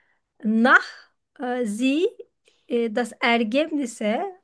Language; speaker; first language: German; non-native, fluent; Turkish